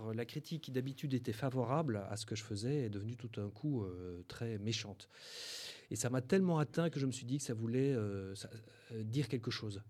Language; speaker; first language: French; native; French